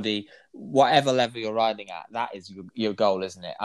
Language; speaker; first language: English; native; English